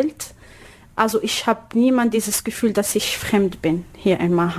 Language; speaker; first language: German; non-native, learner; Arabic